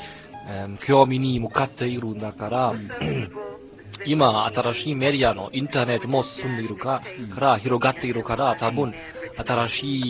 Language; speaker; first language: Japanese; non-native, fluent; German